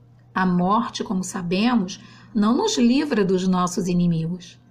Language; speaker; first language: Portuguese; native; Portuguese